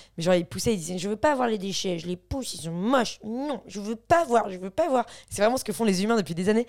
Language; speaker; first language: French; native; French